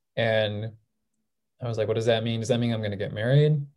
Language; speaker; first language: English; native; English